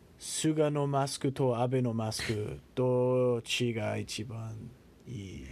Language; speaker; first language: Japanese; non-native, learner; English